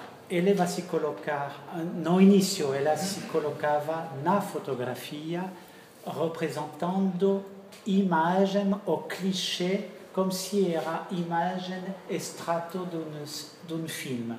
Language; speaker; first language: Portuguese; non-native, fluent; French